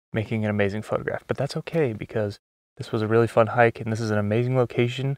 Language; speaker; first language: English; native; English